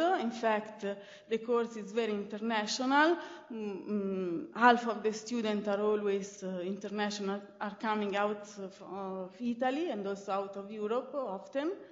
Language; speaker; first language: English; non-native, fluent; Italian